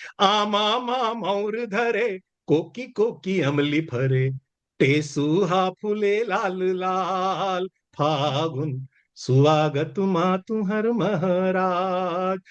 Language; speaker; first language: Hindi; native; Hindi